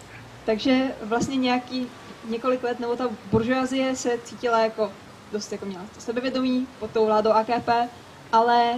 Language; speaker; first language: Czech; native; Czech